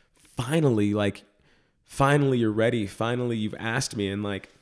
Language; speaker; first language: English; native; English